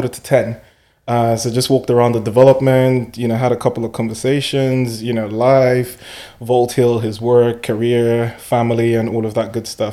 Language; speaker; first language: English; non-native, local second language; Yoruba